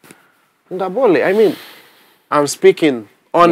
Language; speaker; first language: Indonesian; non-native, fluent; English